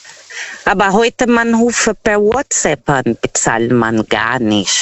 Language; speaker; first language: German; non-native, fluent; Portuguese